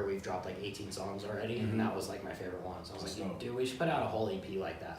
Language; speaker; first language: English; native; English